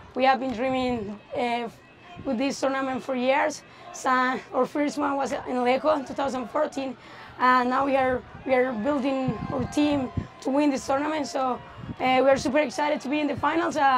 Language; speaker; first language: English; non-native, fluent; Spanish